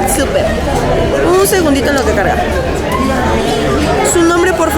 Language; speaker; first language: Spanish; native; Spanish